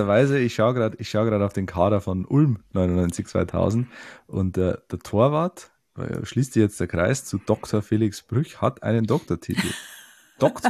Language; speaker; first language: German; native; German